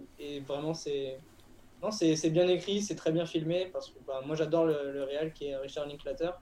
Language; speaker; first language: French; native; French